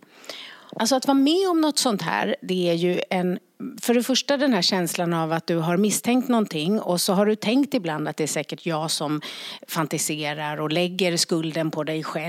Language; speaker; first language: Swedish; native; Swedish